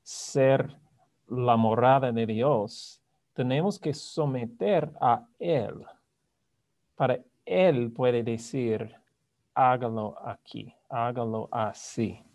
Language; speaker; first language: Spanish; non-native, fluent; English